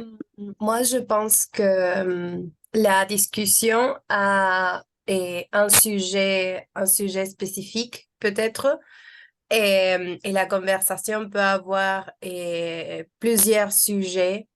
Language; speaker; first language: French; non-native, fluent; Spanish